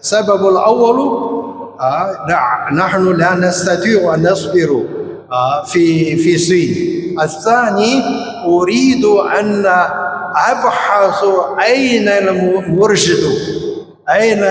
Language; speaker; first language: Arabic; non-native, fluent; Chinese